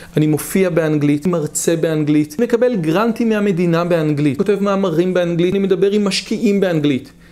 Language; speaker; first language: Hebrew; native; Hebrew